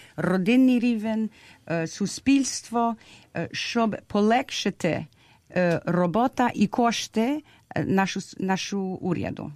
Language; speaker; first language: Ukrainian; early bilingual, heritage; Ukrainian